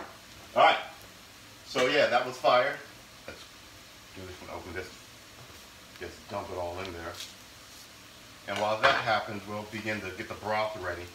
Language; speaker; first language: English; native; English